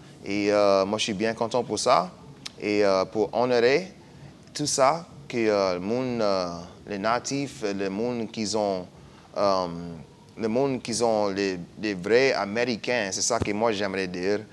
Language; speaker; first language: French; non-native, fluent; English